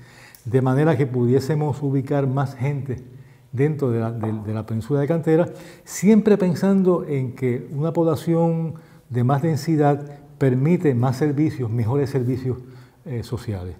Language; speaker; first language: Spanish; native; Spanish